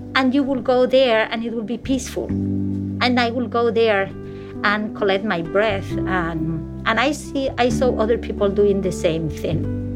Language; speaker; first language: English; non-native, fluent; Spanish